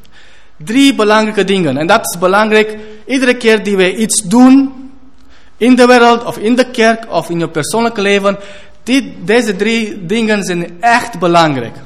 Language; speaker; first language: Dutch; non-native, fluent; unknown